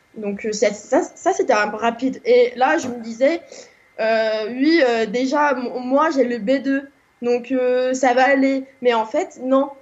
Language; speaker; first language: French; non-native, fluent; Korean